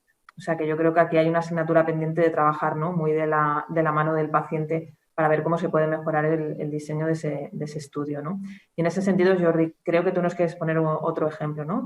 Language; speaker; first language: Spanish; native; Spanish